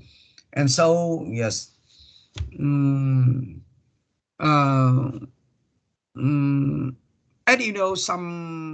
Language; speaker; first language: English; non-native, learner; Vietnamese